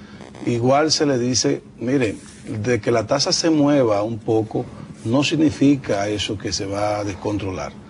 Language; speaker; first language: Spanish; native; Spanish